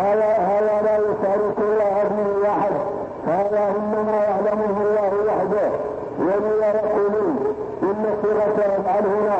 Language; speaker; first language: Arabic; native; Arabic